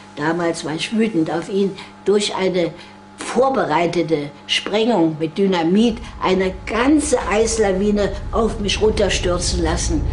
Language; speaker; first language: German; native; German